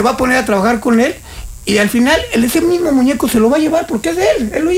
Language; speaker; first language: Spanish; native; Spanish